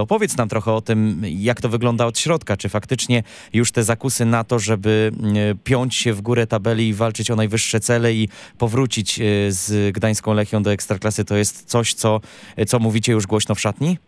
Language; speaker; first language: Polish; native; Polish